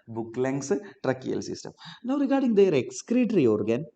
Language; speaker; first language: English; non-native, local second language; Malayalam